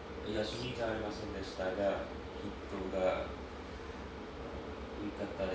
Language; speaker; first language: Japanese; non-native, learner; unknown